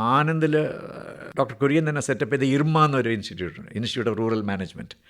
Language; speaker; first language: Malayalam; native; Malayalam